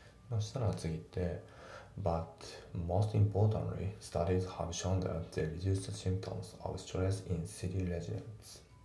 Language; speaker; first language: English; non-native, fluent; Japanese